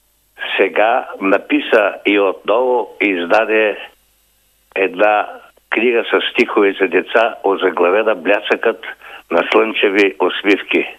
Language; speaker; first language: Bulgarian; native; Bulgarian